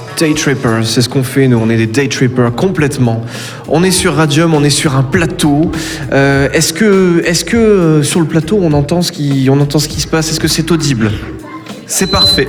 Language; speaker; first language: French; native; French